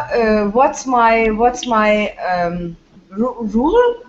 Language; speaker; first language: English; non-native, learner; French